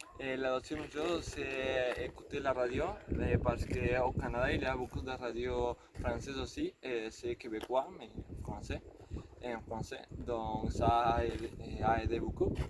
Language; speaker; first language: French; non-native, learner; Spanish